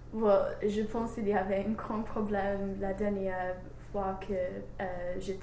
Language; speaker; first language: French; non-native, learner; English